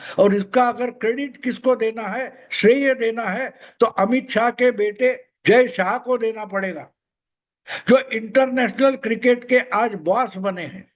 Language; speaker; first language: Hindi; non-native, local second language; Marathi